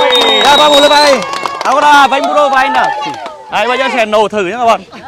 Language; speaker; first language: Portuguese; non-native, learner; Vietnamese